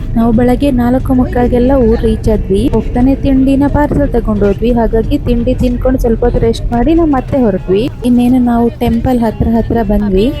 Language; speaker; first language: Kannada; native; Kannada